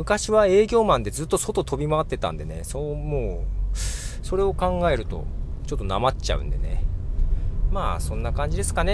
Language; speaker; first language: Japanese; native; Japanese